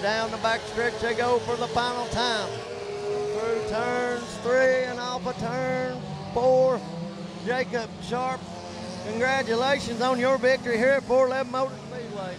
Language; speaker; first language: English; native; English